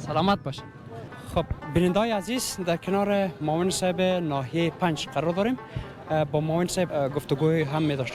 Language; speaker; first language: Persian; native; Persian